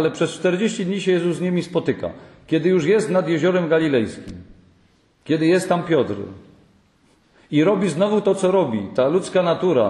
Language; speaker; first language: Polish; native; Polish